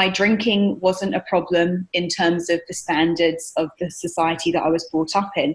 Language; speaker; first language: English; native; English